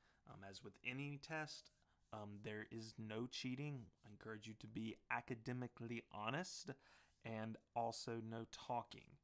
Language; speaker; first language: English; native; English